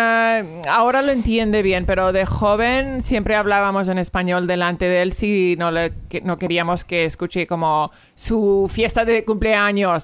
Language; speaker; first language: Spanish; early bilingual, heritage; English